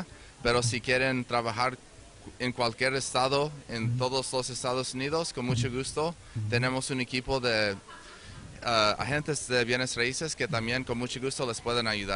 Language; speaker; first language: Spanish; early bilingual, heritage; Spanish